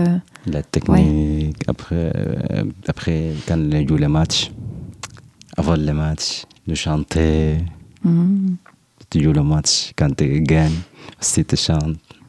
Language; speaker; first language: French; non-native, learner; Arabic